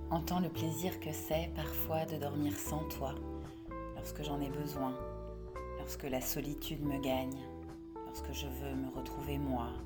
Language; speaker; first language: French; native; French